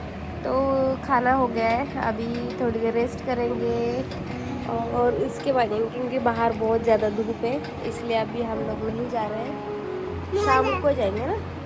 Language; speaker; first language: Hindi; native; Hindi